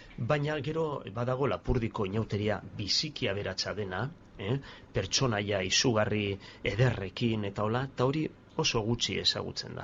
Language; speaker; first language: Basque; non-native, local second language; Spanish